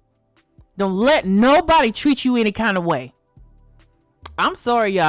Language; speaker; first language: English; native; English